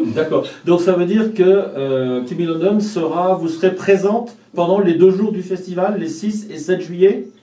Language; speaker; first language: French; native; French